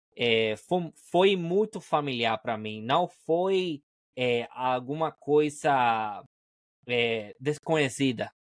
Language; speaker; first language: Portuguese; non-native, learner; Spanish